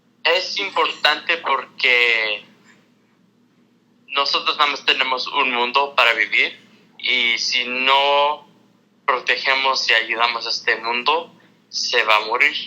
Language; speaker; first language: Spanish; early bilingual, heritage; Spanish